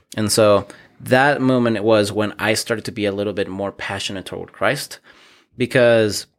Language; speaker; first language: English; early bilingual, other home language; Spanish